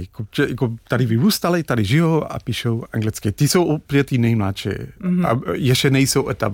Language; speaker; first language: Czech; non-native, fluent; English